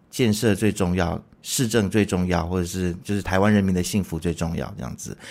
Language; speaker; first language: Chinese; native; Chinese